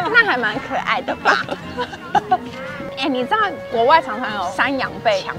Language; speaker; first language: Chinese; native; Chinese